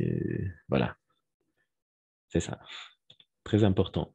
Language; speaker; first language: French; non-native, fluent; Spanish